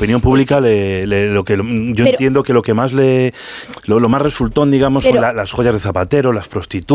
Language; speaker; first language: Spanish; native; Spanish